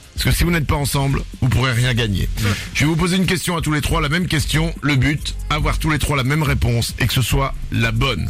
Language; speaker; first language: French; native; French